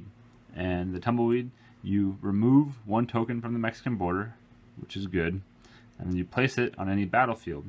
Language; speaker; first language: English; native; English